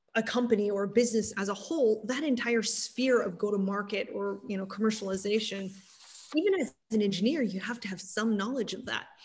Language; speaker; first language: English; native; English